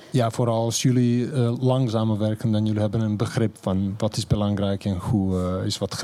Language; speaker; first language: Dutch; non-native, fluent; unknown